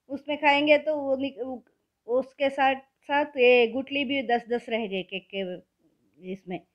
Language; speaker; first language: Hindi; non-native, local second language; Kannada